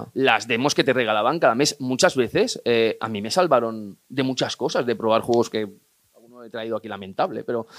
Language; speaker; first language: Spanish; native; Spanish